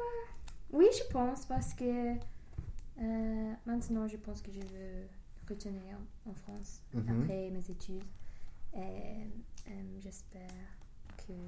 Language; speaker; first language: French; non-native, learner; English